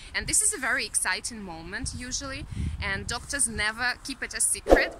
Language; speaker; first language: English; non-native, fluent; Russian